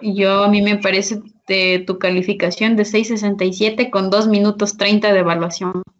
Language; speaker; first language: Spanish; native; Spanish